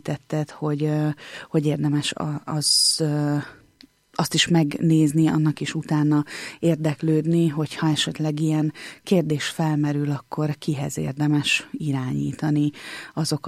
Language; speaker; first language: Hungarian; native; Hungarian